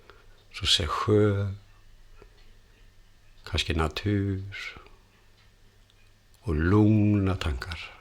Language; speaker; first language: Swedish; non-native, fluent; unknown